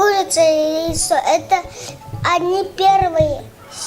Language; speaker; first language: Russian; non-native, local second language; Tajik